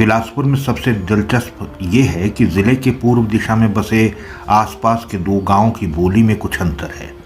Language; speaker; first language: Hindi; native; Hindi